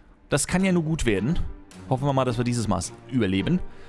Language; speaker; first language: German; native; German